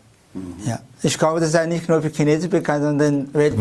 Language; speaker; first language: German; non-native, fluent; Chinese